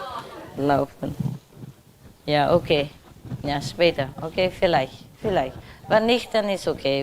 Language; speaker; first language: German; non-native, learner; Vietnamese